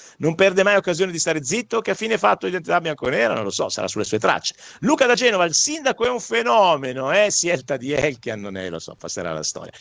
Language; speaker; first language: Italian; native; Italian